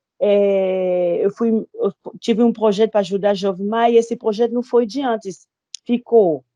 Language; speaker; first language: Portuguese; non-native, fluent; Lingala